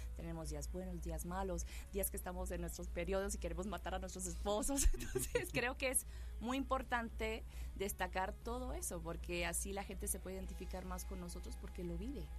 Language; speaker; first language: Spanish; early bilingual, heritage; Spanish